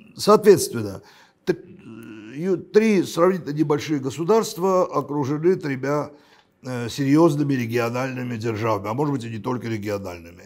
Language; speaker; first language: Russian; non-native, local second language; Armenian